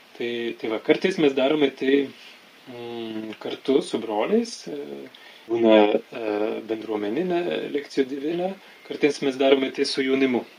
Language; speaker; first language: Lithuanian; non-native, fluent; French